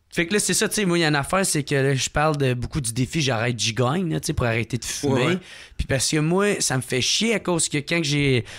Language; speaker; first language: French; native; French